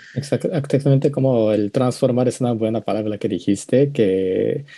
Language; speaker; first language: Spanish; non-native, learner; Japanese